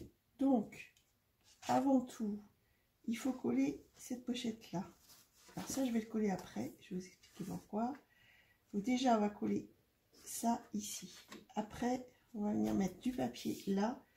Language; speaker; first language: French; native; French